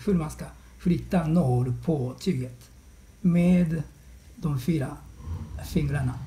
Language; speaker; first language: Swedish; non-native, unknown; Japanese